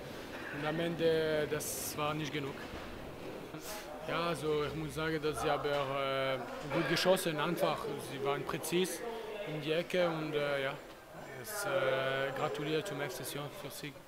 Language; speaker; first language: German; non-native, local second language; Italian